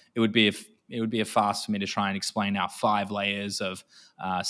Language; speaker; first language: English; native; English